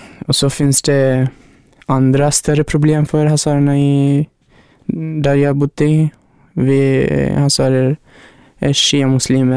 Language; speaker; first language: Swedish; non-native, learner; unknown